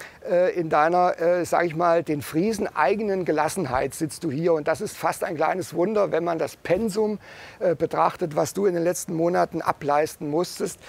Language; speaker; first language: German; native; German